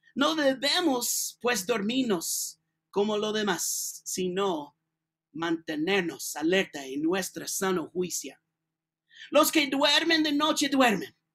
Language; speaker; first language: Spanish; non-native, learner; English